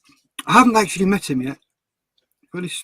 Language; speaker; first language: English; native; English